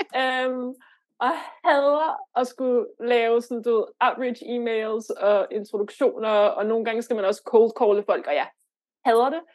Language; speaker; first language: Danish; early bilingual, other home language; Lithuanian